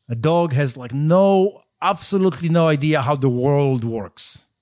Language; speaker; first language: English; non-native, fluent; Polish